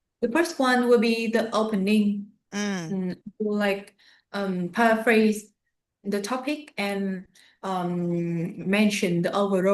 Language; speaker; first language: English; non-native, fluent; Vietnamese